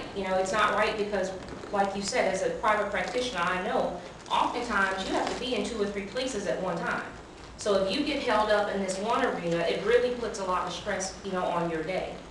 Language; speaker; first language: English; native; English